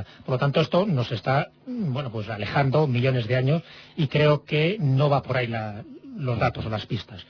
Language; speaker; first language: Spanish; native; Spanish